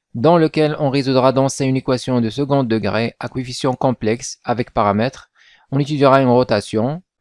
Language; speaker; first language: French; non-native, local second language; Arabic